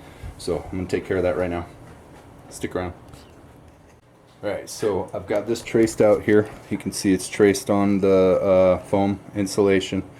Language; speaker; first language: English; native; English